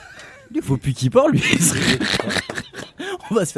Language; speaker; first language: French; native; French